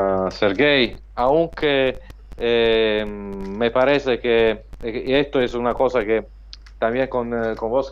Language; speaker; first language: Spanish; non-native, fluent; Italian